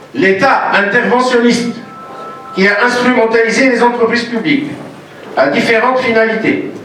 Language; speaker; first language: French; non-native, local second language; Arabic